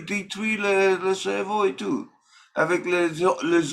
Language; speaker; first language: French; non-native, learner; English